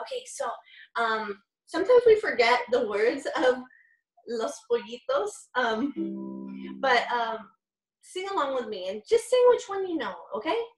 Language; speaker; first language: English; early bilingual, other home language; Spanish